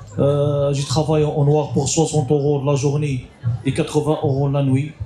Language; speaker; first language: French; non-native, learner; Arabic